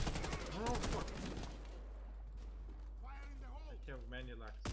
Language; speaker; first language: English; non-native, learner; Russian